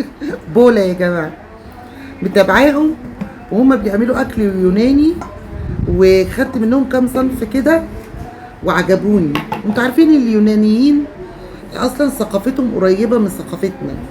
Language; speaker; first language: Arabic; native; Arabic